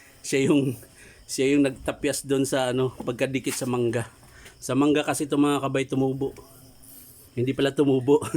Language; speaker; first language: Filipino; non-native, local second language; Cebuano